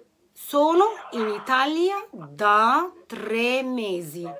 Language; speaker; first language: Italian; non-native, fluent; Arabic